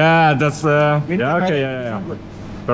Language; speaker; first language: English; non-native, learner; French